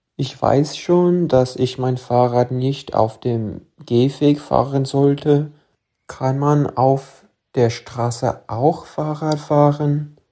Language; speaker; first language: German; non-native, learner; English